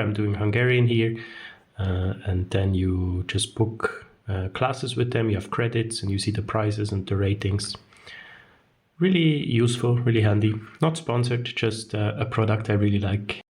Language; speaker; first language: English; non-native, fluent; German